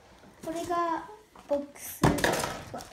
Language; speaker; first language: Japanese; early bilingual, heritage; Japanese